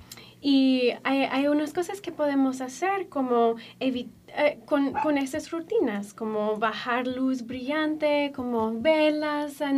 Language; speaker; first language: Spanish; non-native, fluent; English